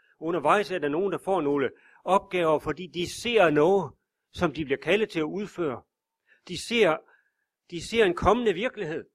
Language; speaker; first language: Danish; native; Danish